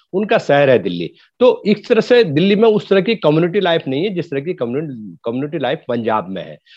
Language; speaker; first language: Hindi; native; Hindi